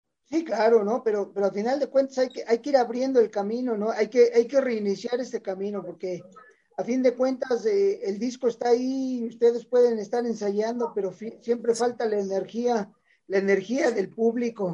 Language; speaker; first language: Spanish; native; Spanish